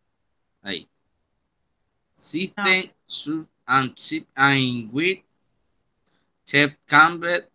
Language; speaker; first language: English; non-native, learner; Spanish